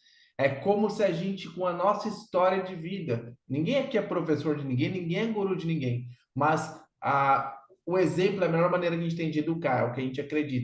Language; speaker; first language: Portuguese; native; Portuguese